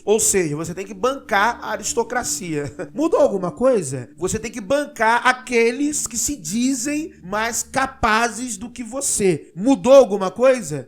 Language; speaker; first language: Portuguese; native; Portuguese